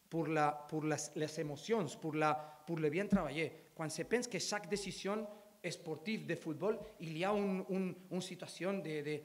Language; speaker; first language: French; non-native, learner; Spanish